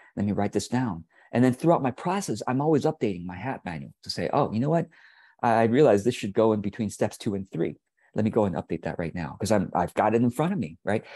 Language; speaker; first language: English; early bilingual, other home language; Chinese